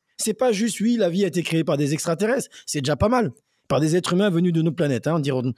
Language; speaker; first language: French; native; French